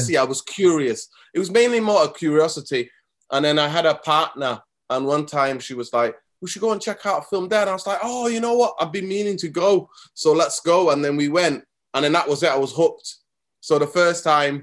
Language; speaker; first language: English; native; English